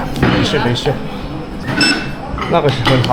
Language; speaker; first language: Chinese; non-native, learner; Korean